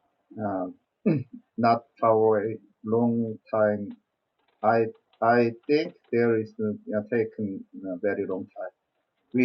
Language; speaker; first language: English; non-native, learner; Korean